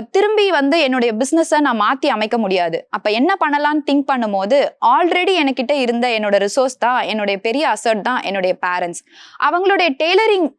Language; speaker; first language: Tamil; native; Tamil